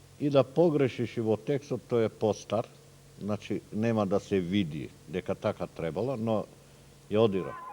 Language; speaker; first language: Macedonian; non-native, local second language; Turkish